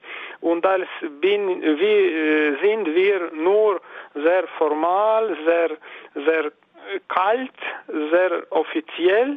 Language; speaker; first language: German; non-native, fluent; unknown